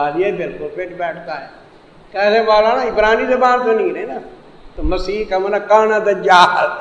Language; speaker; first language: Urdu; non-native, local second language; Saraiki